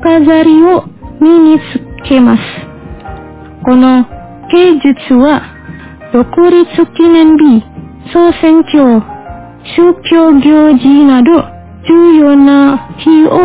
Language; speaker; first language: Japanese; non-native, fluent; Indonesian